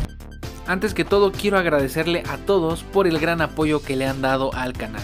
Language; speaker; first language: Spanish; native; Spanish